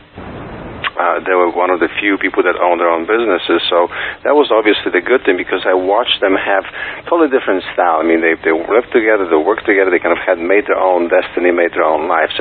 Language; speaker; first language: English; non-native, fluent; Polish